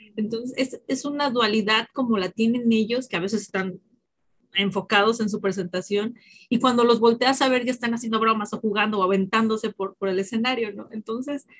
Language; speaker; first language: Spanish; native; Spanish